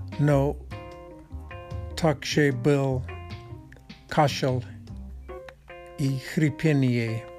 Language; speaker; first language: Czech; non-native, learner; Russian